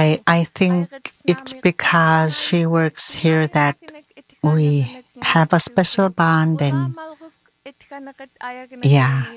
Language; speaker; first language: English; non-native, local second language; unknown